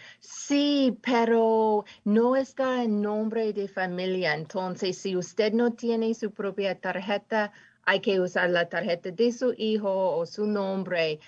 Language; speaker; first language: Spanish; non-native, fluent; English